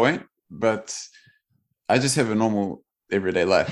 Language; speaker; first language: English; native; English